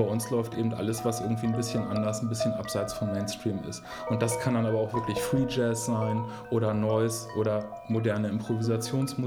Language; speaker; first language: German; native; German